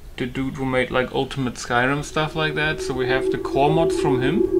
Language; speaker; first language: English; non-native, fluent; German